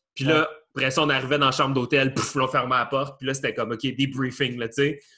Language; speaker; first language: French; native; French